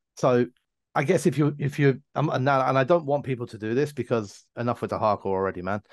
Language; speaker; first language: English; native; English